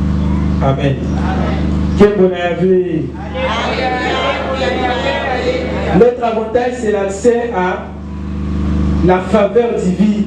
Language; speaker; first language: French; non-native, local second language; Lingala